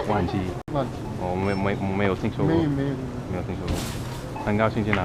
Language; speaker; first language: Chinese; non-native, fluent; English